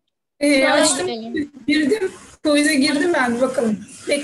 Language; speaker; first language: Turkish; native; Turkish